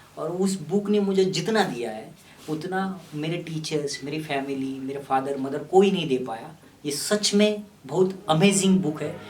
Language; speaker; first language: Hindi; non-native, local second language; Marathi